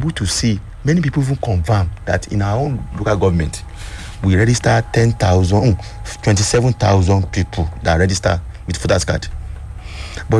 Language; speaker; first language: English; non-native, local second language; Yoruba